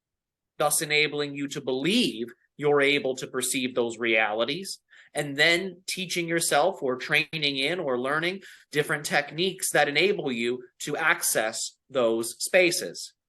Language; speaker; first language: English; native; English